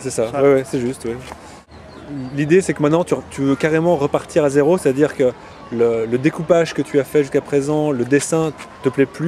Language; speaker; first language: French; native; French